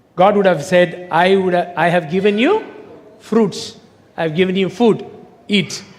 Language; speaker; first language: English; non-native, local second language; Tamil